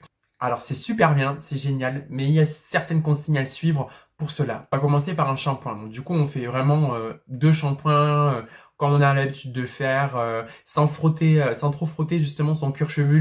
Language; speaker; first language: French; native; French